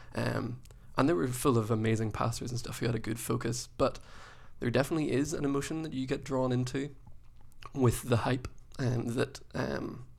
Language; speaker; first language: English; native; English